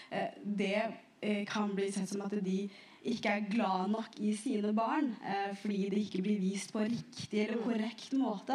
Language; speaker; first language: Norwegian; early bilingual, other home language; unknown